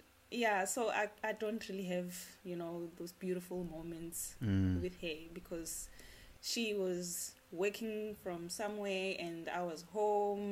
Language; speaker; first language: English; non-native, local second language; Venda